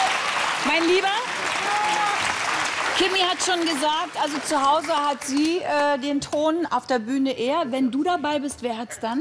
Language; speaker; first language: German; native; German